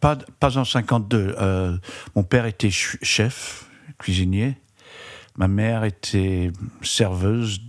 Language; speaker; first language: French; early bilingual, heritage; French